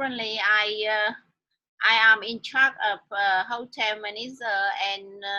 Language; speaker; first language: English; non-native, learner; Vietnamese